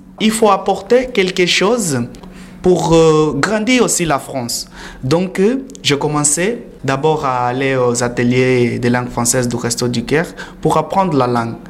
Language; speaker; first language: French; non-native, learner; Portuguese